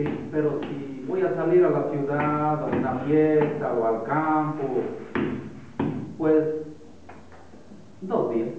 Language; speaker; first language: Spanish; native; Spanish